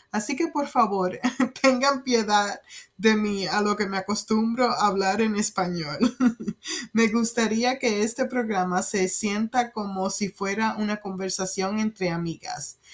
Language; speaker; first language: Spanish; early bilingual, heritage; Spanish